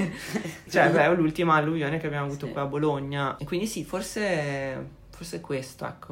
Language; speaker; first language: Italian; native; Italian